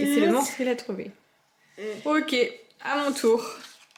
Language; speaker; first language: French; native; French